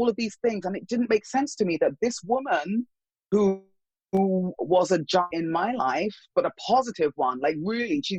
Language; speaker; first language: English; native; English